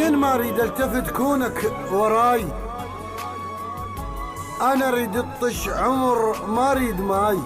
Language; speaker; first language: Arabic; native; Arabic